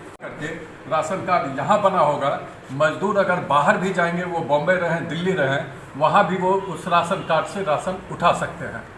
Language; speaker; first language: Hindi; native; Hindi